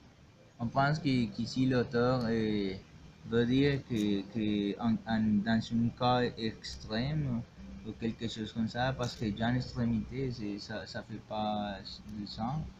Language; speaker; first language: French; non-native, learner; Spanish